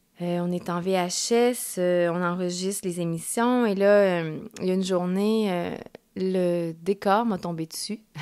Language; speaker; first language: French; early bilingual, other home language; Spanish